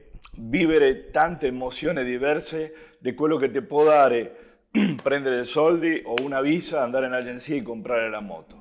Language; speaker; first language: Italian; non-native, fluent; Spanish